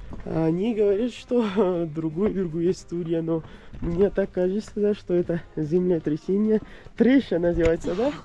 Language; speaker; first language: Russian; non-native, learner; Persian